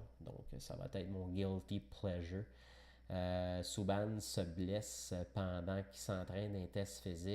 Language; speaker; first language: French; native; French